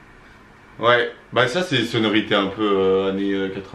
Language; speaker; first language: French; native; French